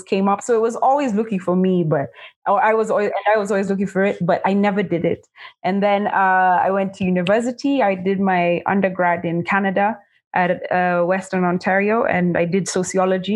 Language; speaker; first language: English; non-native, local second language; Kamba